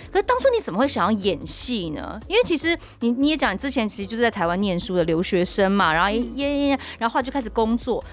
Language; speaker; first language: Chinese; native; Chinese